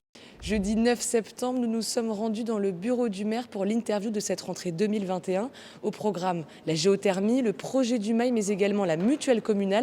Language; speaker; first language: French; native; French